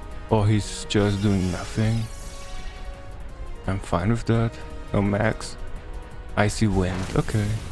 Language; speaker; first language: English; non-native, fluent; German